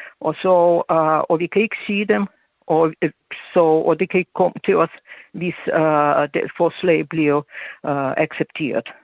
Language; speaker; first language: Danish; non-native, fluent; Russian